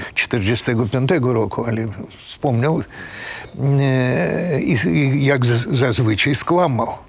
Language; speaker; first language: Polish; non-native, fluent; Russian